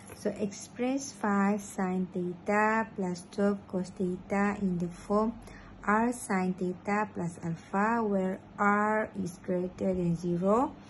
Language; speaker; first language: English; non-native, local second language; Malay